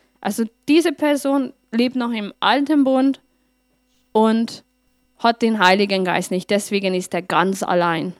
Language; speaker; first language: German; non-native, fluent; Hungarian